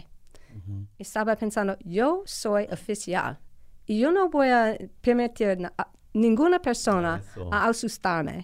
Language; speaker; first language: Spanish; non-native, fluent; English